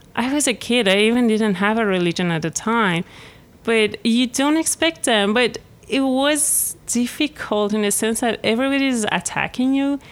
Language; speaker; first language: English; non-native, fluent; Persian